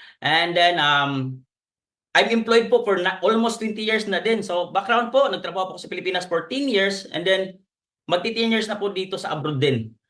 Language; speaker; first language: Filipino; non-native, local second language; Cebuano